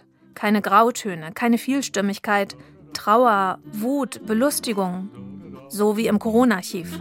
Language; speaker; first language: German; native; German